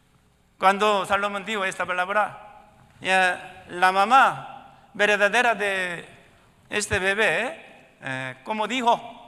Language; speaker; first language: Spanish; non-native, learner; Korean